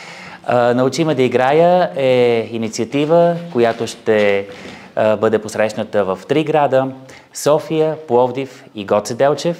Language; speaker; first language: Bulgarian; native; Bulgarian